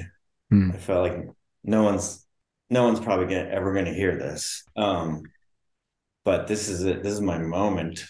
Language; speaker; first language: English; native; English